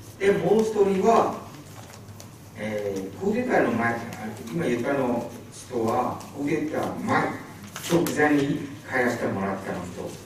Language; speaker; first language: Japanese; non-native, fluent; Burmese